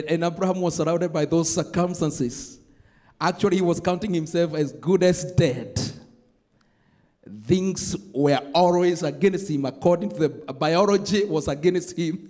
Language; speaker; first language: English; non-native, local second language; Swahili